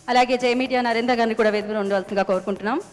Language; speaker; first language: Telugu; native; Telugu